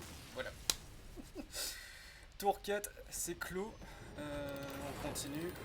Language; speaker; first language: French; native; French